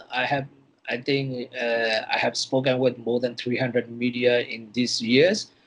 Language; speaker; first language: English; non-native, fluent; Burmese